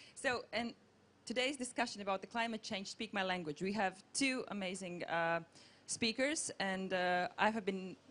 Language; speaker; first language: English; non-native, fluent; Latvian